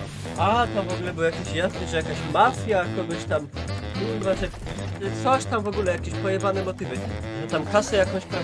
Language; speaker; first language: Polish; native; Polish